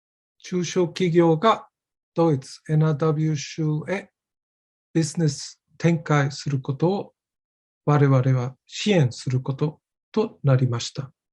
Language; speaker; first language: Japanese; non-native, fluent; German